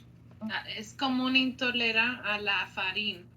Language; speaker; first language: French; non-native, learner; Spanish